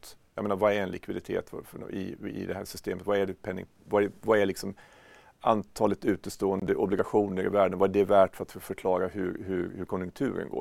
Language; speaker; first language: Swedish; native; Swedish